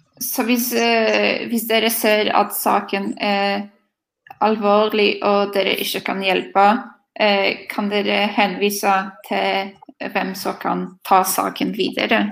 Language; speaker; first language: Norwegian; non-native, fluent; Polish